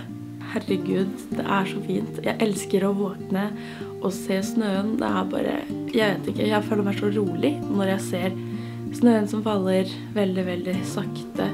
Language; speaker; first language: Norwegian; non-native, fluent; French